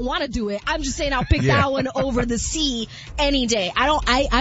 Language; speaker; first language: English; native; English